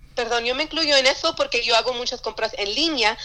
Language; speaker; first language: Spanish; early bilingual, heritage; Spanish